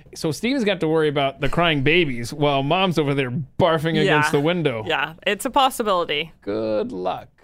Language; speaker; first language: English; native; English